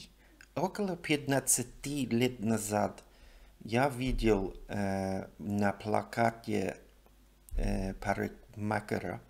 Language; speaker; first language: Russian; non-native, learner; English